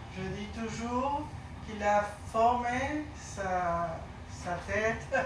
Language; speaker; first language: French; non-native, learner; Spanish